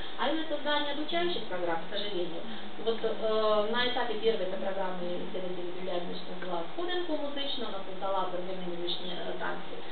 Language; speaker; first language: Russian; non-native, local second language; Ukrainian